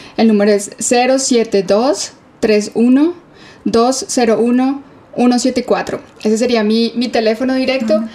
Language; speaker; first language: Spanish; native; Spanish